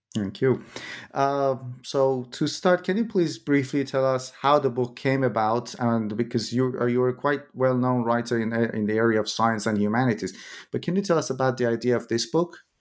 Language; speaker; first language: English; non-native, fluent; Persian